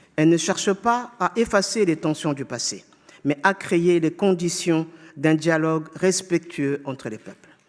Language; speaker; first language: French; non-native, fluent; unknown